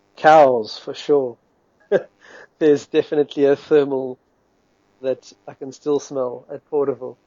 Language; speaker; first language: English; native; English